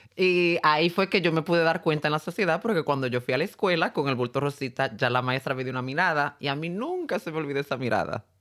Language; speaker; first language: Spanish; native; Spanish